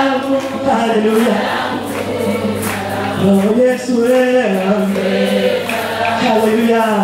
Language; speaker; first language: French; non-native, local second language; Lingala